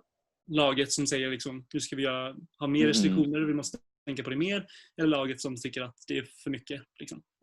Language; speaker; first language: Swedish; native; Swedish